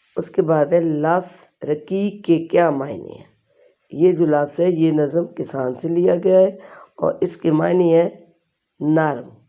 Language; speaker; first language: Urdu; non-native, local second language; Pashto